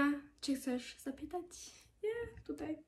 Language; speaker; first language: Polish; early bilingual, heritage; Polish